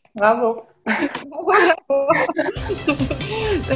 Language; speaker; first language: English; non-native, fluent; Dutch